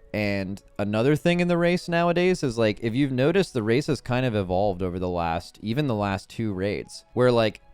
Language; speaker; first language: English; native; English